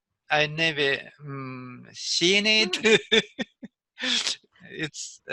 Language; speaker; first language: English; non-native, learner; Russian